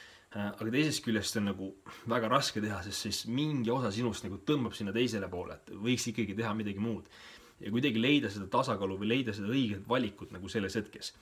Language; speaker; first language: Estonian; native; Estonian